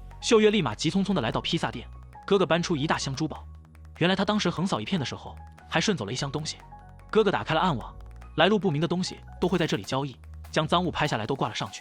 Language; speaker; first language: Chinese; native; Chinese